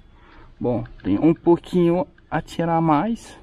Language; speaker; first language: Portuguese; non-native, fluent; French